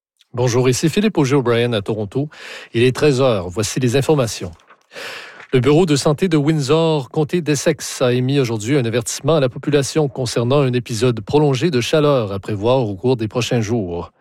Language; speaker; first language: French; native; French